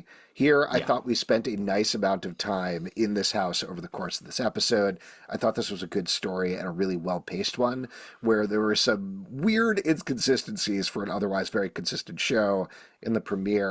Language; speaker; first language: English; native; English